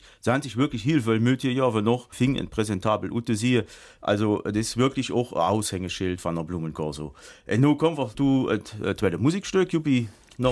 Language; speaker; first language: German; native; German